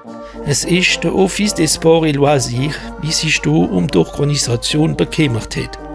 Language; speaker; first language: German; non-native, local second language; French